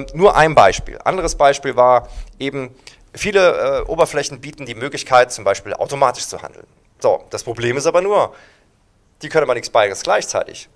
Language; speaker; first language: German; native; German